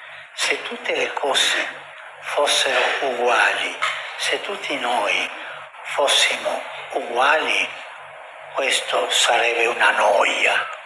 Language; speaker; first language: Italian; non-native, fluent; Spanish